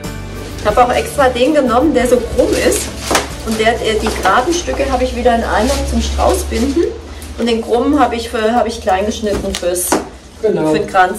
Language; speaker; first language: German; native; German